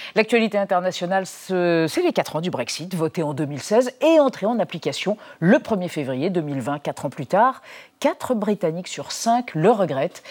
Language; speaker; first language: French; native; French